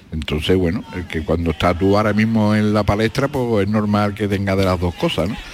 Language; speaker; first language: Spanish; native; Spanish